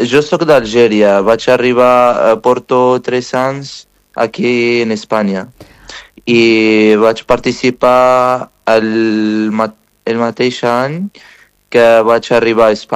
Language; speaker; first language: Catalan; non-native, fluent; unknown